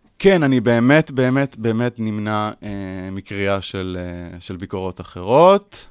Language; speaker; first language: Hebrew; native; Hebrew